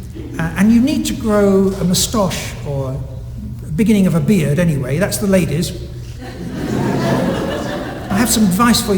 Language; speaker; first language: English; native; English